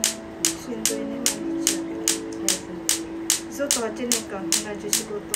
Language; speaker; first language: Japanese; non-native, fluent; Filipino